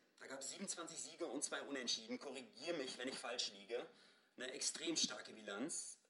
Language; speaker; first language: German; native; German